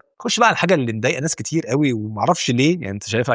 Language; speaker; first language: Arabic; native; Arabic